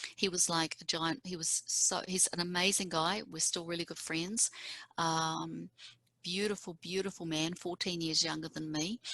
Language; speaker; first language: English; native; English